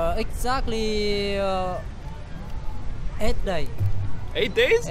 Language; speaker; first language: English; non-native, learner; Vietnamese